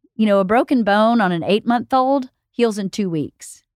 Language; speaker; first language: English; native; English